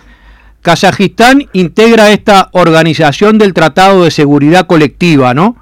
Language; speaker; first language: Spanish; native; Spanish